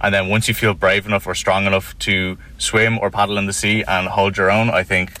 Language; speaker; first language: English; native; English